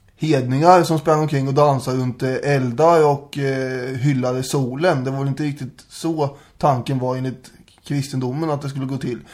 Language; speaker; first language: Swedish; native; Swedish